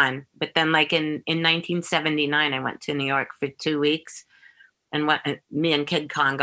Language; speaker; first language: English; native; English